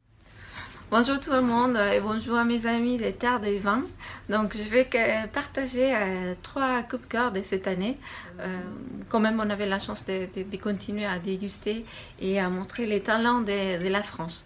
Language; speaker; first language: French; non-native, fluent; Spanish